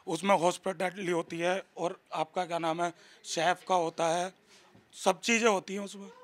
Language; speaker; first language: Hindi; native; Hindi